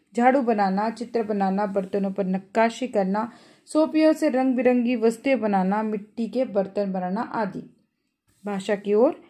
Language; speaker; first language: Hindi; non-native, local second language; Marathi